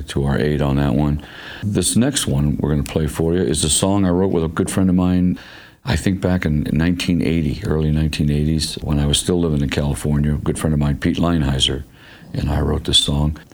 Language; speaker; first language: English; native; English